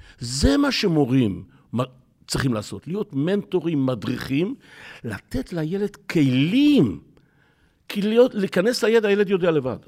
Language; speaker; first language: Hebrew; native; Hebrew